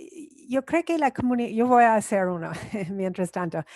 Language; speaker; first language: Spanish; non-native, fluent; English